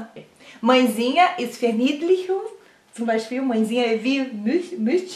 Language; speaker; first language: German; non-native, learner; Portuguese